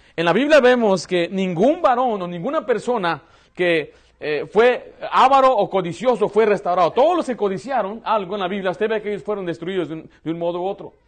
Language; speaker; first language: Spanish; early bilingual, heritage; Spanish